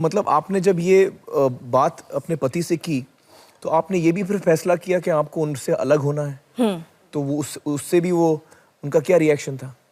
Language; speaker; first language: Hindi; native; Hindi